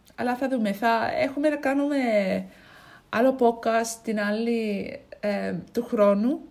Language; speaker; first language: Greek; non-native, learner; English